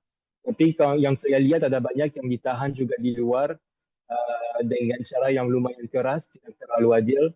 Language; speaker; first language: Indonesian; non-native, fluent; French